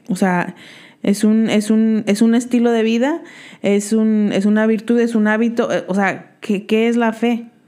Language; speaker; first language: Spanish; early bilingual, heritage; Spanish